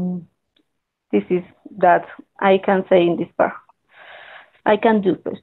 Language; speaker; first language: English; non-native, learner; Spanish